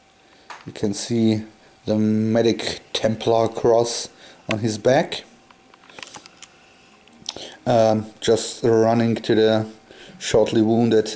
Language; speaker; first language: English; non-native, fluent; German